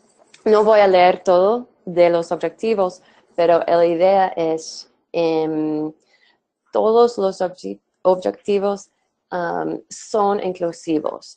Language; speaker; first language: Spanish; non-native, fluent; English